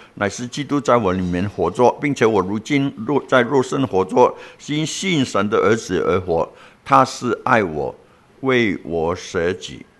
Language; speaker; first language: Chinese; non-native, local second language; Cantonese